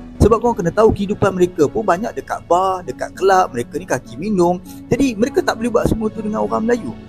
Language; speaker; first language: Malay; native; Malay